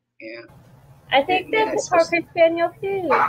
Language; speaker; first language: English; native; English